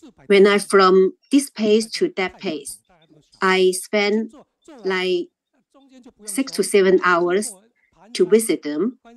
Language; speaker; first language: English; non-native, learner; Chinese